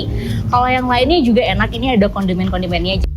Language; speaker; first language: Indonesian; native; Indonesian